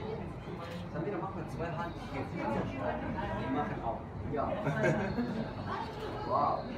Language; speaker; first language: German; non-native, learner; Arabic